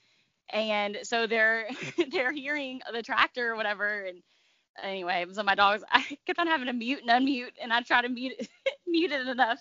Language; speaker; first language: English; native; English